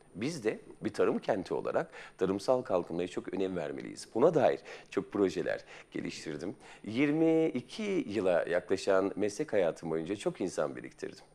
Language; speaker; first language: Turkish; native; Turkish